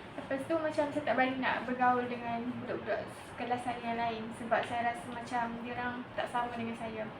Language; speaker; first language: Malay; native; Malay